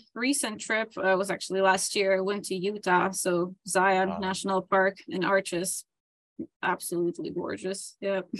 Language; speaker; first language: English; non-native, fluent; Ukrainian